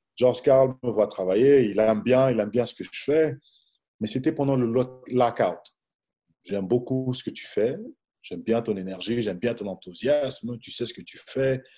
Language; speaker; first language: French; non-native, local second language; Lingala